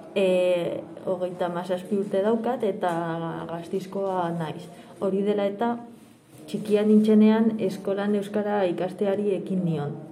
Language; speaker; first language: Basque; non-native, local second language; Spanish